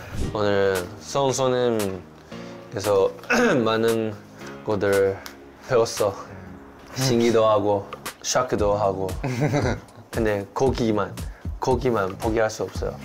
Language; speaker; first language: Korean; non-native, learner; Chinese